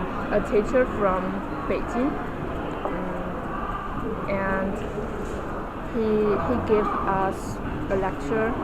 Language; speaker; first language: English; non-native, learner; Chinese